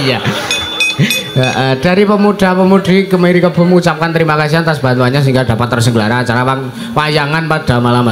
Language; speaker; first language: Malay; non-native, local second language; Javanese